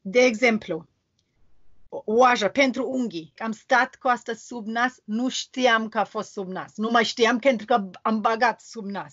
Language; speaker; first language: Romanian; non-native, learner; English